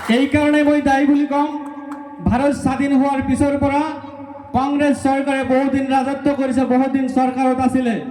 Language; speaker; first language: Assamese; non-native, local second language; Bangla